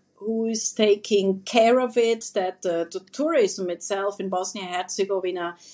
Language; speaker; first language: English; non-native, fluent; German